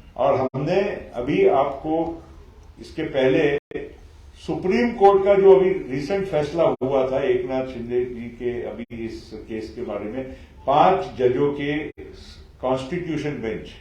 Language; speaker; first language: Hindi; non-native, local second language; Marathi